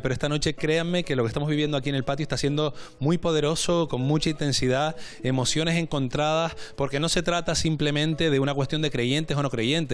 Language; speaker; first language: Spanish; native; Spanish